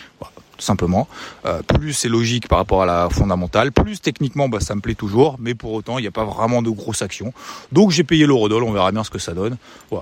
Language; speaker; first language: French; native; French